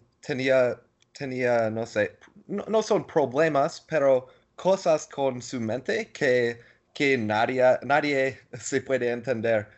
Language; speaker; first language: Spanish; non-native, learner; English